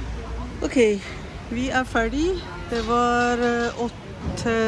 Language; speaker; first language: Norwegian; non-native, learner; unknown